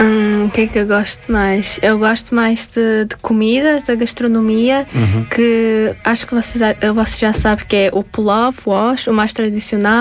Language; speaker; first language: Portuguese; non-native, fluent; Tajik